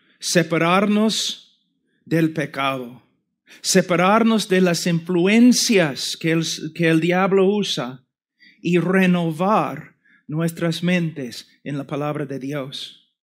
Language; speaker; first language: Spanish; non-native, fluent; English